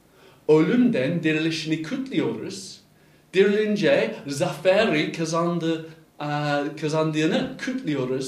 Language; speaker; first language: Turkish; non-native, fluent; English